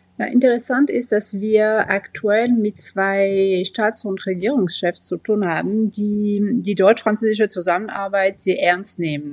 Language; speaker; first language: German; non-native, fluent; French